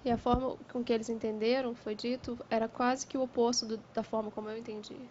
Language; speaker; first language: Portuguese; native; Portuguese